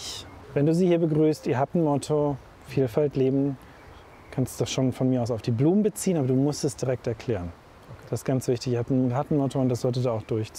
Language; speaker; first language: German; native; German